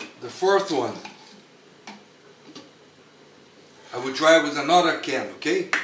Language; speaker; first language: English; non-native, learner; Portuguese